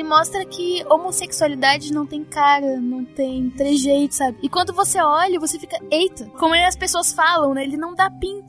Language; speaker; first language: Portuguese; native; Portuguese